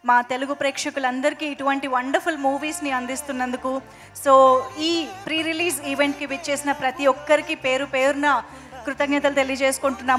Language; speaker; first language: Telugu; native; Telugu